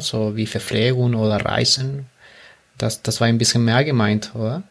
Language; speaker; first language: German; non-native, learner; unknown